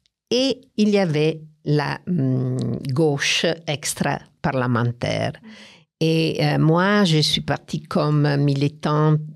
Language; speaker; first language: French; non-native, fluent; Italian